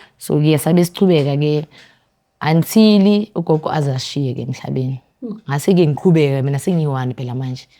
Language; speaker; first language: Zulu; native; Zulu